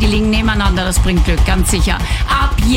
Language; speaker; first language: German; native; German